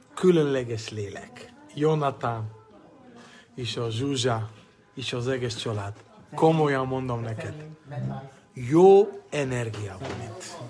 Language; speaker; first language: Hungarian; non-native, learner; Hebrew